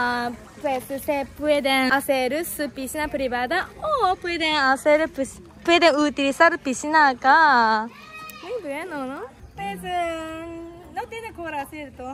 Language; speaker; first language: Spanish; non-native, fluent; Japanese